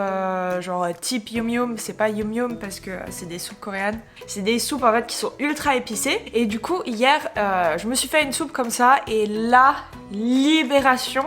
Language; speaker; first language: French; native; French